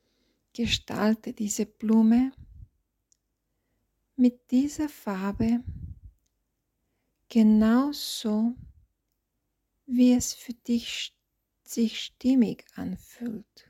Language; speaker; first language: German; non-native, fluent; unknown